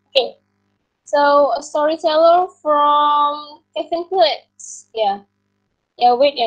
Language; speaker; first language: English; non-native, fluent; Indonesian